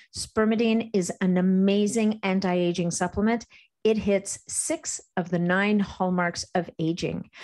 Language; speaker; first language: English; native; English